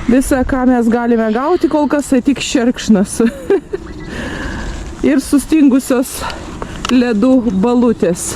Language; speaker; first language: Lithuanian; native; Lithuanian